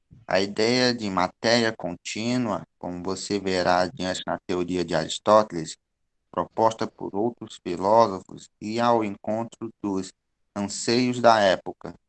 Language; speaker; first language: Portuguese; native; Portuguese